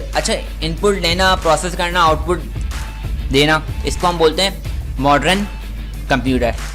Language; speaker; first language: Urdu; native; Urdu